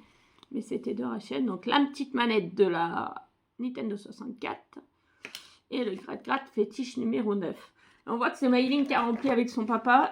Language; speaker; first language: French; native; French